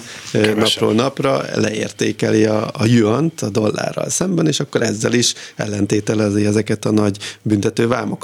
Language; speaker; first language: Hungarian; native; Hungarian